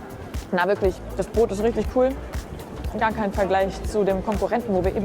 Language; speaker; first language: German; native; German